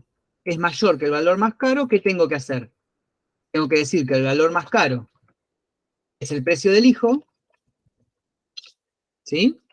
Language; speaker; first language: Spanish; native; Spanish